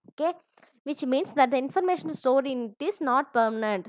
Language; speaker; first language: English; non-native, local second language; Tamil